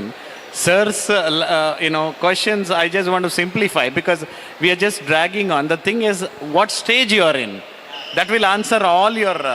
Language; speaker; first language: English; non-native, local second language; Kannada